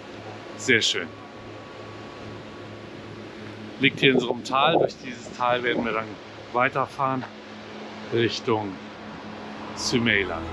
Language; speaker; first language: German; native; German